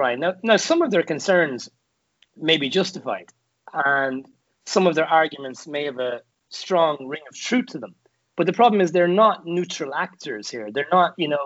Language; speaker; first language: English; native; English